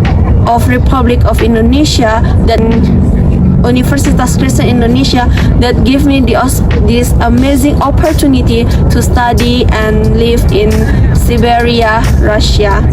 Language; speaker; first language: English; non-native, learner; Indonesian